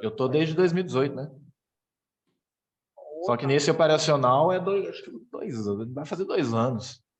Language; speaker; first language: Portuguese; native; Portuguese